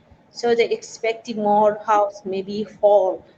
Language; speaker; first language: English; non-native, fluent; Arabic